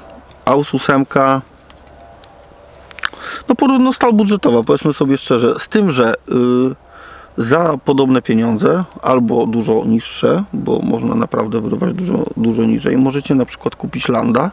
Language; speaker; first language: Polish; native; Polish